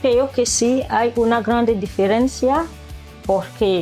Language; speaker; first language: Spanish; non-native, learner; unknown